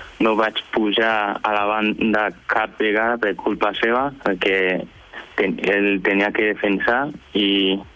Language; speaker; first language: Catalan; early bilingual, other home language; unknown